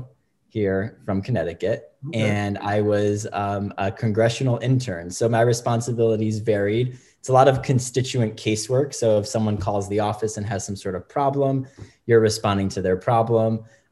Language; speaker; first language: English; native; English